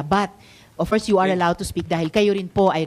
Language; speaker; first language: Filipino; native; Filipino